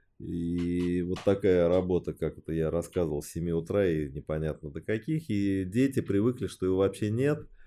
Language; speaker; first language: Russian; early bilingual, other home language; Chinese